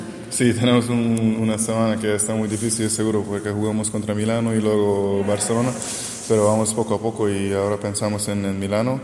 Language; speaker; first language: Spanish; non-native, learner; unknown